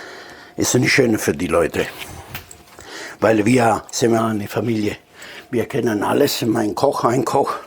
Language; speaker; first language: German; non-native, fluent; Italian